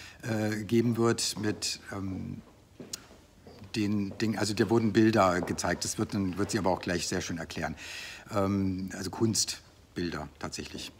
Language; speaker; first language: German; native; German